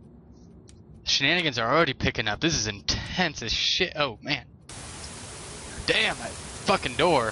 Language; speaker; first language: English; native; English